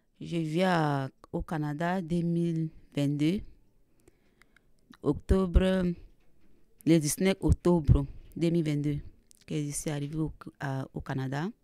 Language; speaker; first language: French; non-native, learner; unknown